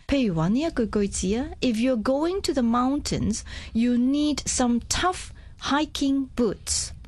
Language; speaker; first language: English; non-native, local second language; Cantonese